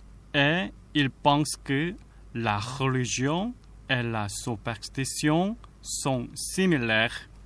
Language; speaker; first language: French; non-native, fluent; Korean